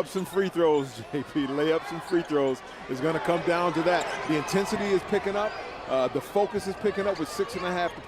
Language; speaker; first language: English; native; English